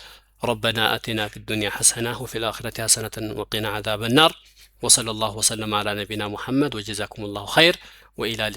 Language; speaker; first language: Arabic; non-native, fluent; Amharic